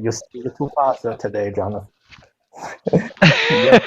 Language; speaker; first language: English; non-native, learner; Chinese